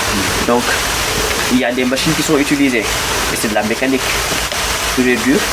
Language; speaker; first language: French; non-native, local second language; Wolof